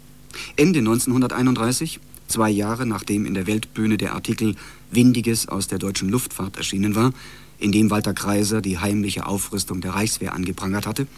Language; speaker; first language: German; native; German